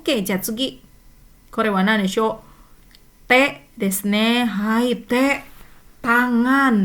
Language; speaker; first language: Japanese; non-native, fluent; Indonesian